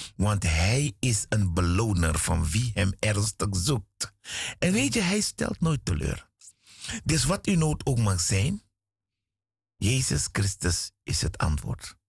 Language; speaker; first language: Dutch; native; Dutch